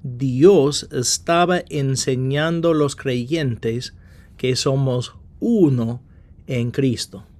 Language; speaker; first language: Spanish; non-native, fluent; English